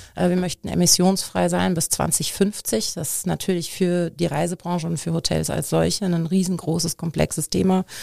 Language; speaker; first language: German; native; German